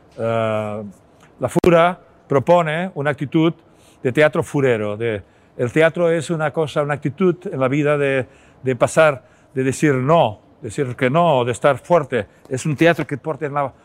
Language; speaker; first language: Italian; non-native, learner; Catalan